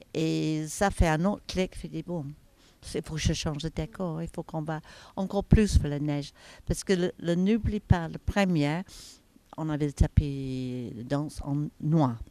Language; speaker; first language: French; non-native, fluent; English